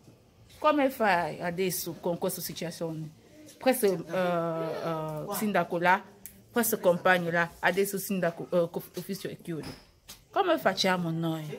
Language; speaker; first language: Italian; non-native, learner; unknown